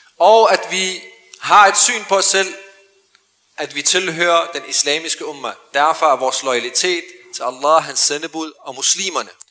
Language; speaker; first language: Danish; early bilingual, other home language; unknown